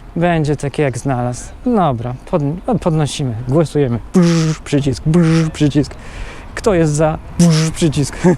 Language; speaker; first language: Polish; native; Polish